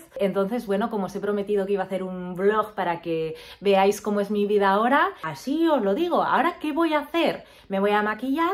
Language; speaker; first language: Spanish; native; Spanish